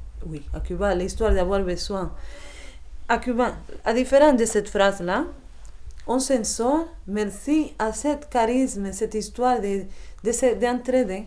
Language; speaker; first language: French; non-native, fluent; Spanish